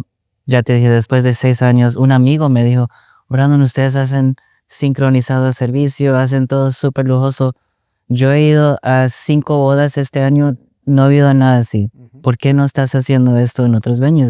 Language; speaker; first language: Spanish; early bilingual, other home language; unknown